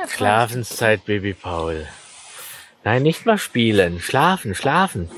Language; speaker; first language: German; native; German